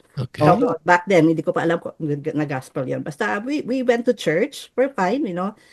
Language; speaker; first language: Filipino; native; Filipino